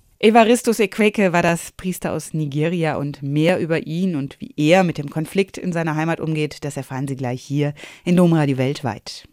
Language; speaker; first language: German; native; German